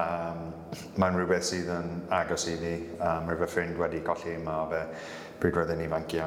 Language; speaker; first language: Welsh; non-native, local second language; English